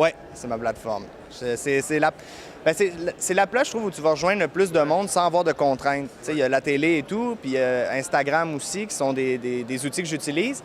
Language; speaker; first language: French; native; French